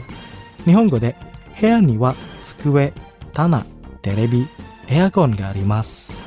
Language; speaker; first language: Japanese; non-native, fluent; Indonesian